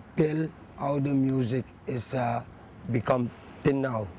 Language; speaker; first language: English; non-native, fluent; Papiamento